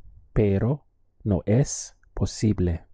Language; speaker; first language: Spanish; non-native, fluent; English